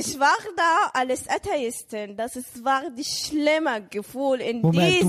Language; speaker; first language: German; non-native, learner; Arabic